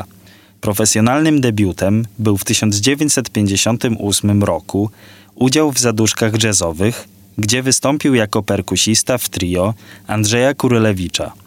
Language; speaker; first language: Polish; native; Polish